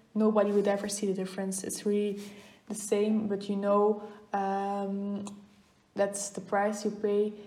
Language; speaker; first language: English; non-native, fluent; Dutch